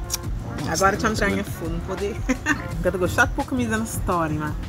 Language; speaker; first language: Portuguese; non-native, local second language; Kabuverdianu